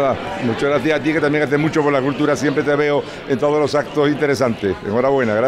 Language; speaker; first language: Spanish; native; Spanish